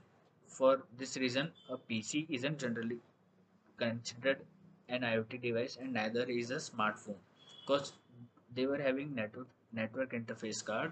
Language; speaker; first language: English; non-native, local second language; Gujarati